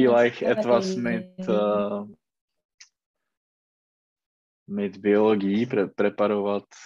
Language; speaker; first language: German; non-native, learner; Czech